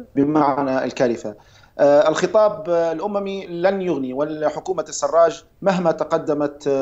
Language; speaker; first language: Arabic; native; Arabic